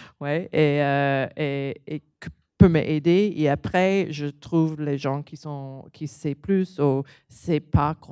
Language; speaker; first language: French; non-native, learner; English